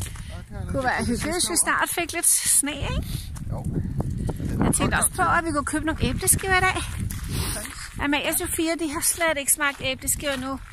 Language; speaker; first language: Danish; native; Danish